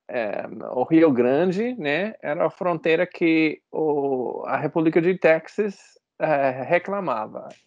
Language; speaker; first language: Portuguese; non-native, fluent; English